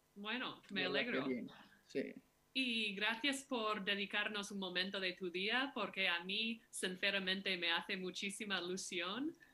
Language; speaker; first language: Spanish; non-native, fluent; English